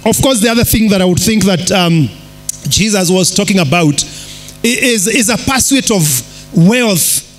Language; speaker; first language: English; non-native, local second language; Kikuyu